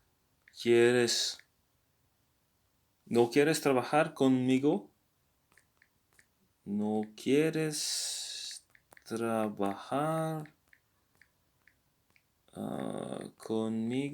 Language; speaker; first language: Spanish; non-native, learner; English